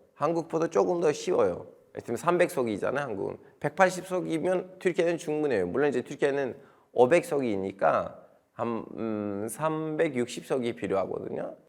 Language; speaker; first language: Korean; non-native, fluent; Turkish